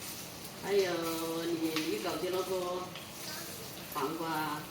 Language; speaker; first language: Chinese; native; Chinese